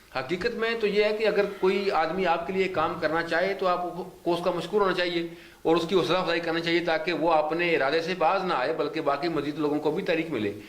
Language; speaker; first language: Urdu; native; Urdu